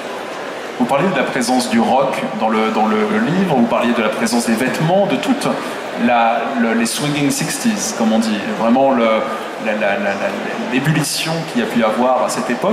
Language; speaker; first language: French; native; French